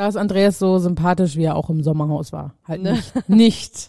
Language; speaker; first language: German; native; German